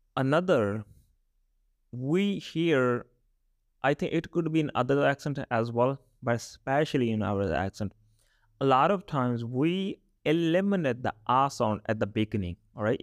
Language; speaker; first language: English; non-native, local second language; Punjabi